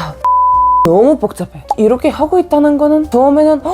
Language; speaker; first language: Korean; non-native, fluent; Bulgarian